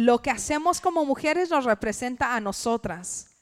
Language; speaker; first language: Spanish; early bilingual, heritage; English